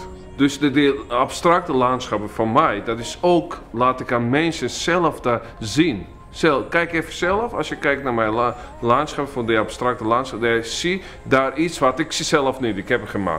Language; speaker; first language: Dutch; non-native, fluent; Georgian